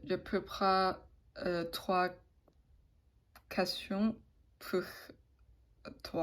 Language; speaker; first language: French; non-native, learner; Chinese